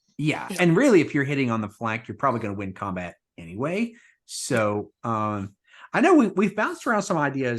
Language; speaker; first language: English; native; English